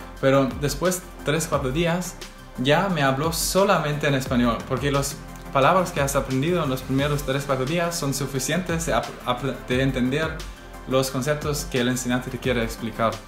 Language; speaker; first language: Spanish; non-native, fluent; German